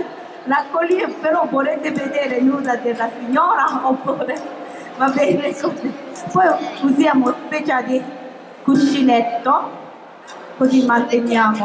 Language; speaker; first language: Italian; non-native, fluent; Japanese